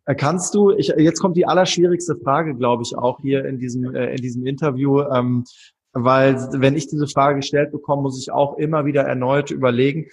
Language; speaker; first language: German; native; German